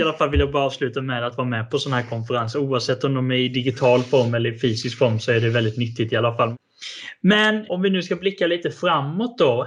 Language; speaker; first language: Swedish; native; Swedish